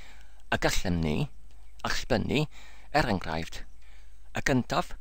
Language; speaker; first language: Welsh; non-native, learner; English